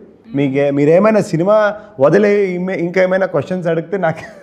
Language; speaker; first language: Telugu; non-native, learner; Kannada